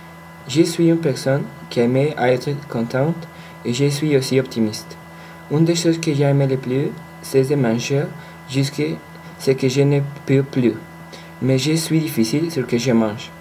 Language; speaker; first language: French; non-native, learner; Spanish